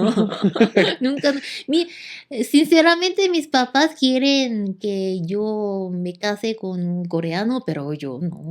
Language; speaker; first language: Spanish; non-native, learner; Korean